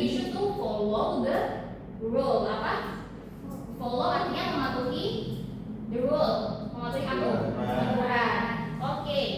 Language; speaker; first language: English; non-native, learner; Indonesian